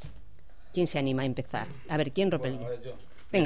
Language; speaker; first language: Spanish; native; Spanish